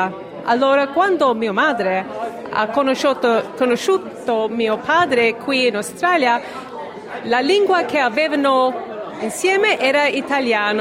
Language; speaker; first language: Italian; early bilingual, heritage; Italian